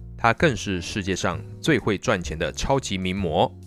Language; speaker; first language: Chinese; native; Chinese